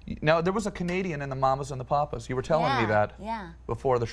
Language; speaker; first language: English; native; English